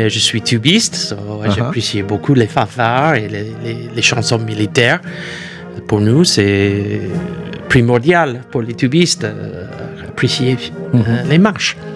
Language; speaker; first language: French; non-native, fluent; English